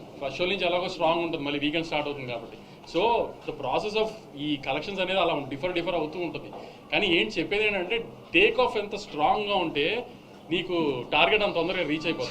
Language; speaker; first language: Telugu; native; Telugu